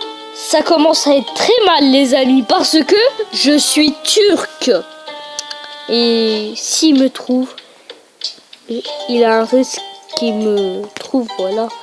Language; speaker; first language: French; early bilingual, other home language; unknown